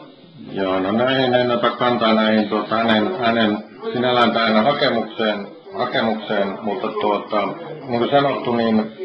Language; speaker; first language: Finnish; native; Finnish